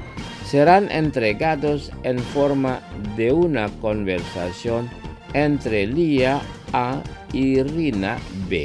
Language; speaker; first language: Spanish; non-native, learner; Indonesian